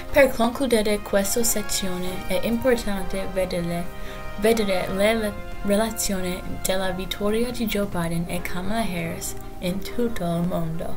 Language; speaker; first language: Italian; non-native, learner; English